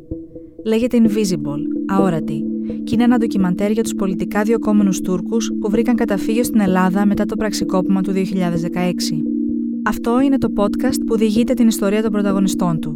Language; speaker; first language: Greek; native; Greek